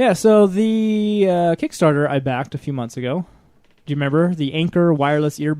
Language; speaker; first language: English; native; English